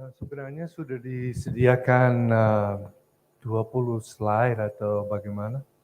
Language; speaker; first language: Malay; non-native, fluent; English